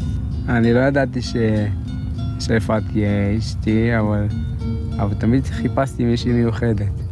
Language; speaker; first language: Hebrew; early bilingual, other home language; Amharic